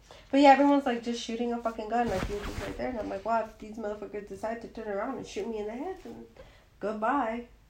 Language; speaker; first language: English; early bilingual, other home language; Spanish